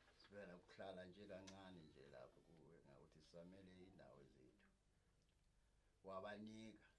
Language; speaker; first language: Zulu; native; Zulu